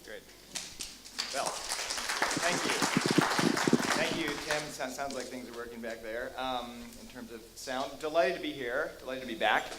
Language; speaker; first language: English; native; English